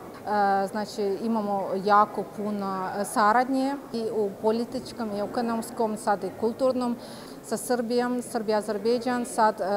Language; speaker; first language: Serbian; non-native, fluent; Azerbaijani